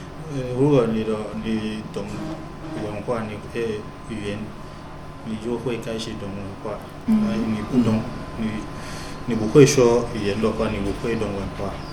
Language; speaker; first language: Chinese; non-native, fluent; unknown